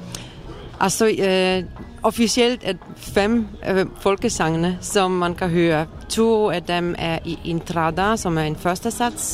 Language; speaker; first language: Danish; non-native, fluent; Polish